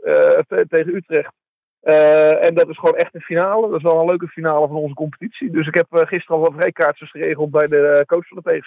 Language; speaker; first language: Dutch; native; Dutch